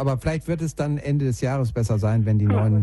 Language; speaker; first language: German; native; German